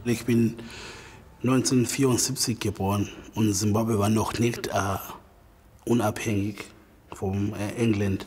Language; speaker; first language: German; non-native, fluent; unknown